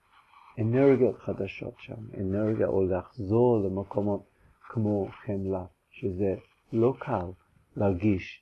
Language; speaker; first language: Hebrew; non-native, fluent; English